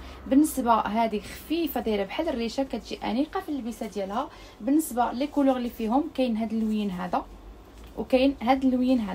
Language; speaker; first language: Arabic; native; Arabic